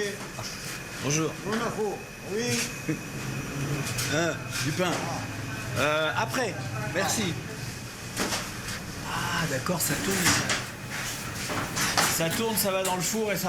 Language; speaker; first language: French; native; French